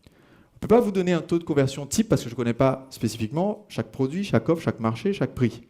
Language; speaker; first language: French; native; French